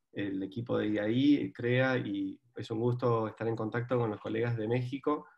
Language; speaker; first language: Spanish; native; Spanish